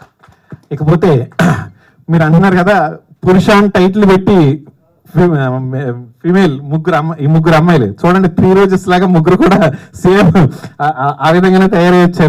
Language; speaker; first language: Telugu; native; Telugu